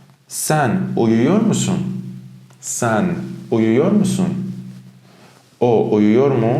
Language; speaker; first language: Turkish; non-native, fluent; Persian